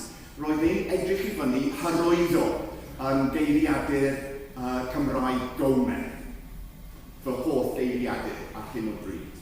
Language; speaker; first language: Welsh; non-native, fluent; English